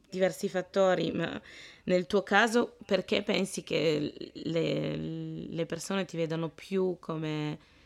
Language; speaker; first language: Italian; early bilingual, other home language; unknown